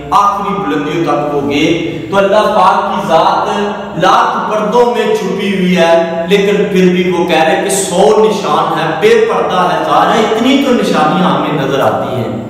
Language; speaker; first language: Urdu; native; Urdu